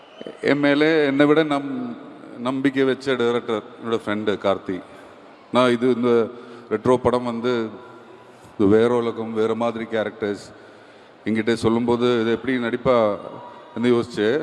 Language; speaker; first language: Tamil; non-native, learner; Malayalam